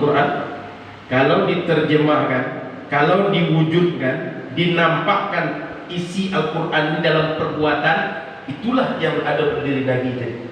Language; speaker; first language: Indonesian; non-native, local second language; Malay